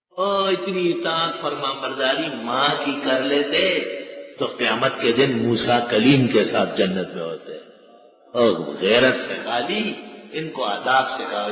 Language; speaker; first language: Urdu; non-native, local second language; Pashto